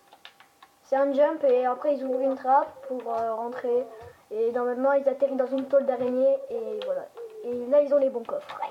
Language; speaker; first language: French; native; French